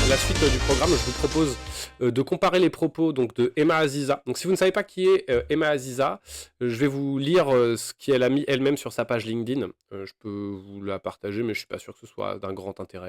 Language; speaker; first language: French; native; French